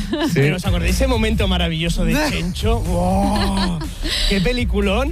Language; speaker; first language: Spanish; native; Spanish